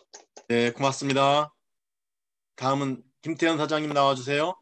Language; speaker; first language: Korean; native; Korean